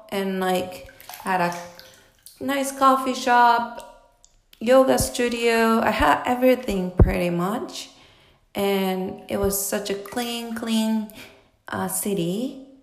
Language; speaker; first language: English; non-native, fluent; Japanese